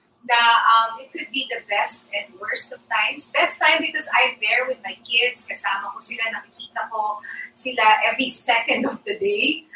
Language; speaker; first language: English; non-native, local second language; Iloko